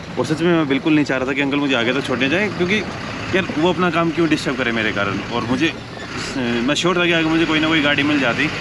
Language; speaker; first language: Hindi; native; Hindi